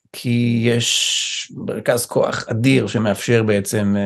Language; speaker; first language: Hebrew; native; Hebrew